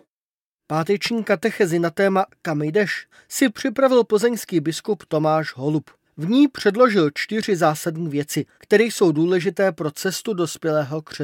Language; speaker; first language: Czech; native; Czech